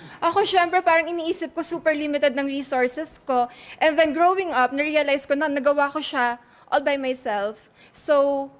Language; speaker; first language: Filipino; native; Filipino